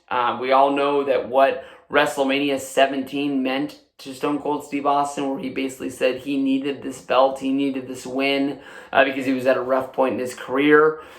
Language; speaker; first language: English; native; English